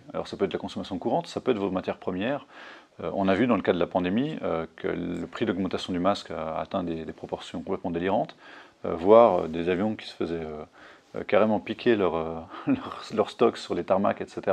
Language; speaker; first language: French; native; French